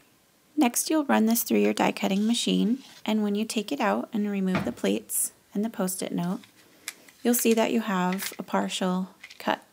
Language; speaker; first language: English; native; English